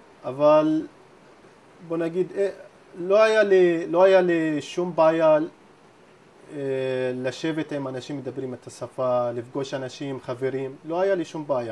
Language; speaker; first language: Hebrew; non-native, local second language; Arabic